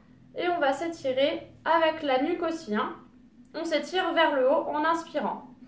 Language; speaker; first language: French; native; French